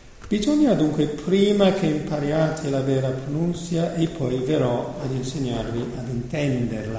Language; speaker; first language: Italian; non-native, fluent; English